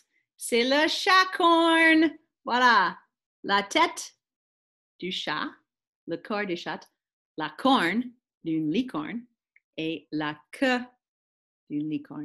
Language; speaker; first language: French; non-native, fluent; English